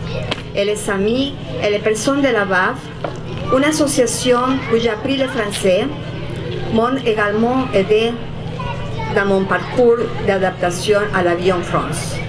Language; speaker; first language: French; non-native, fluent; Spanish